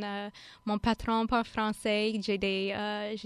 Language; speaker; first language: French; non-native, fluent; English